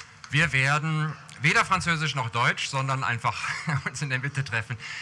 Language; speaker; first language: German; native; German